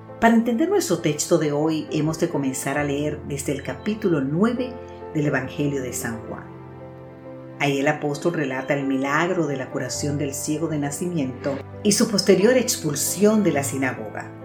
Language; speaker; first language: Spanish; native; Spanish